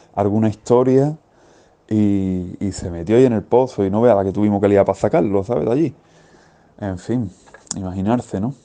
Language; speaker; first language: Spanish; native; Spanish